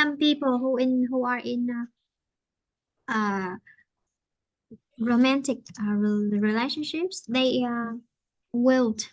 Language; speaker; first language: English; non-native, fluent; Vietnamese